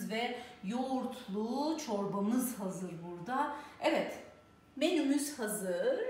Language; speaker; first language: Turkish; native; Turkish